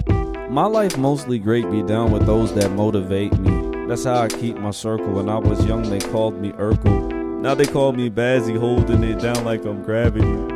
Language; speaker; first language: English; native; English